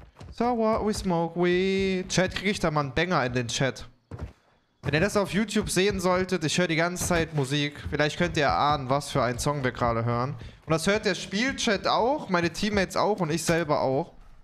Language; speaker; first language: German; native; German